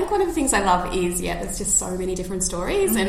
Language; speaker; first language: English; native; English